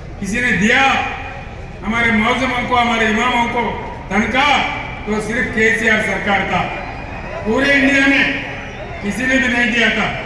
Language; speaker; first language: Hindi; non-native, local second language; Telugu